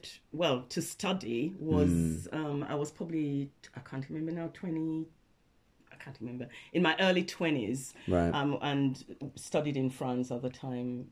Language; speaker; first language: English; non-native, local second language; Krio